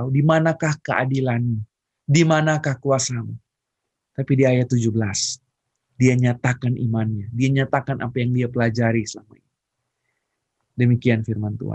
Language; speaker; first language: Indonesian; native; Indonesian